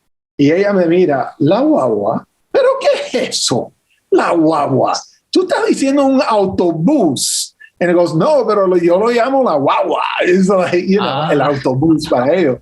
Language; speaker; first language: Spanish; early bilingual, heritage; English